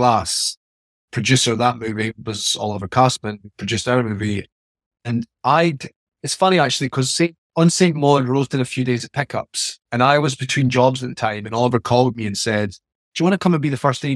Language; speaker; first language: English; native; English